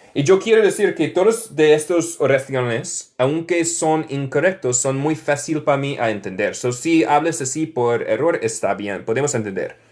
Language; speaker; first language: Spanish; non-native, learner; English